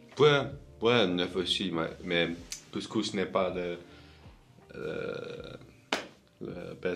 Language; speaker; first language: French; non-native, learner; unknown